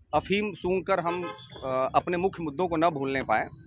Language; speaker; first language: Hindi; native; Hindi